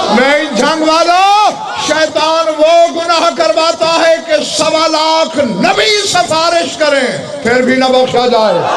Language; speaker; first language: Urdu; non-native, local second language; Saraiki